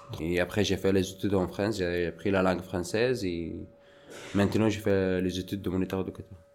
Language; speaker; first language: French; non-native, learner; Arabic